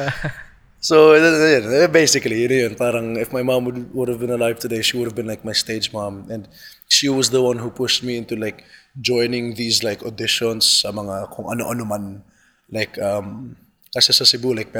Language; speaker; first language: English; non-native, local second language; Cebuano